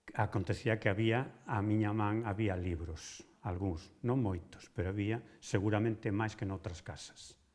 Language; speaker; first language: Galician; native; Galician